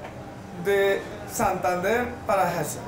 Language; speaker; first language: English; non-native, learner; Spanish